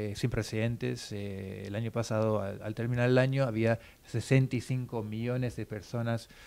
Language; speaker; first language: Spanish; non-native, fluent; English